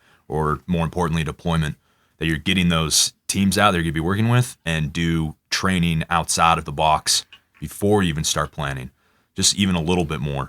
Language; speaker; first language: English; native; English